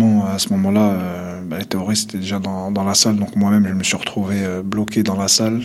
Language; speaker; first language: French; non-native, local second language; Kabyle